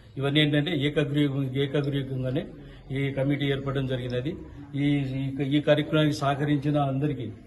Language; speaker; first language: Telugu; non-native, local second language; Lambadi